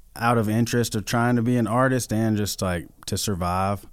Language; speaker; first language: English; native; English